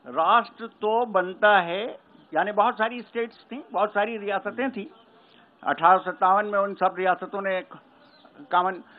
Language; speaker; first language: Hindi; native; Hindi